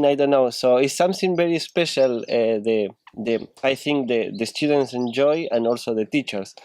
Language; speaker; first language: English; non-native, learner; Spanish